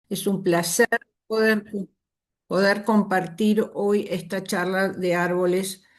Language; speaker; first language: Spanish; native; Spanish